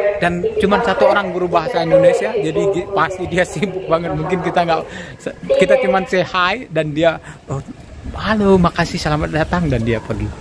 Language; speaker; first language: Indonesian; native; Indonesian